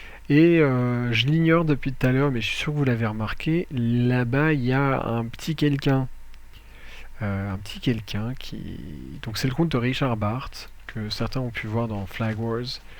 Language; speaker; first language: French; native; French